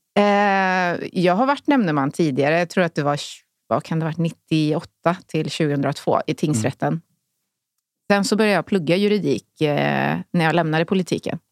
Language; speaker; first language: Swedish; early bilingual, other home language; Spanish